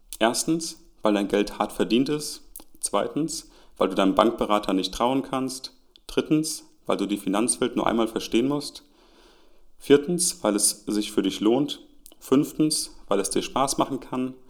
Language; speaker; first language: German; native; German